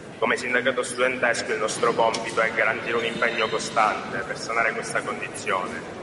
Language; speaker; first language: Italian; native; Italian